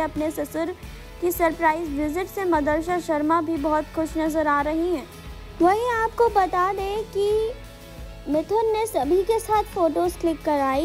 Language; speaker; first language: Hindi; native; Hindi